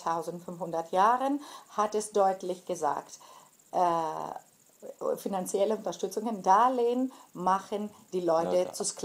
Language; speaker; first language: German; non-native, fluent; Greek